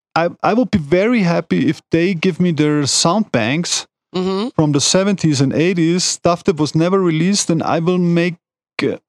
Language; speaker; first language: English; non-native, fluent; German